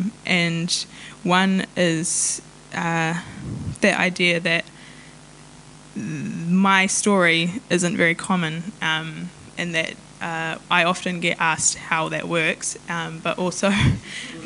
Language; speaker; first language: English; non-native, local second language; Māori